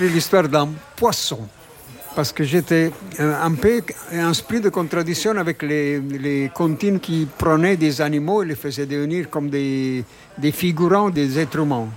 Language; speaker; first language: French; non-native, fluent; Italian